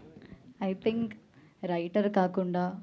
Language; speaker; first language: Telugu; non-native, learner; Malayalam